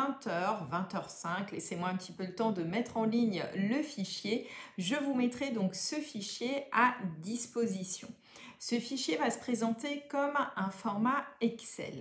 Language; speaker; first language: French; native; French